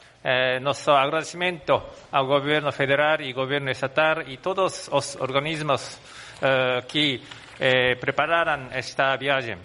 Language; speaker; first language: Portuguese; non-native, fluent; Japanese